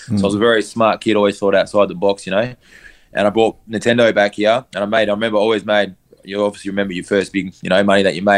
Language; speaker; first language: English; native; English